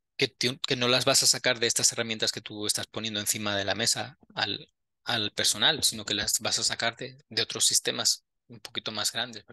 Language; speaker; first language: Spanish; native; Spanish